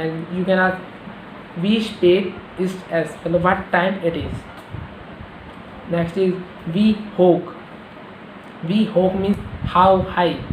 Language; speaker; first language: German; non-native, learner; Hindi